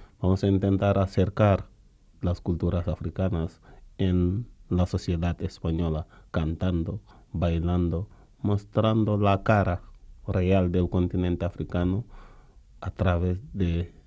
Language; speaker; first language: Spanish; non-native, fluent; Wolof